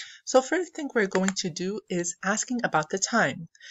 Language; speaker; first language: English; non-native, fluent; Arabic